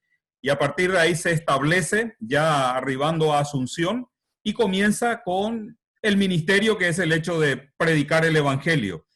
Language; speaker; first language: Spanish; native; Spanish